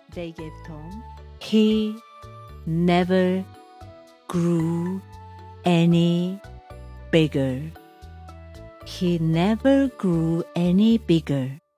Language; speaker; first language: English; non-native, fluent; Japanese